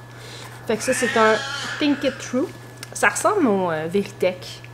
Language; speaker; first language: French; native; French